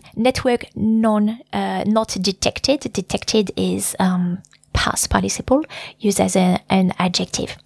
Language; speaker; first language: English; non-native, fluent; French